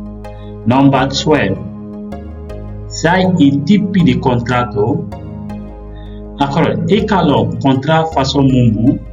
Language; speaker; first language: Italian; non-native, local second language; Mandingo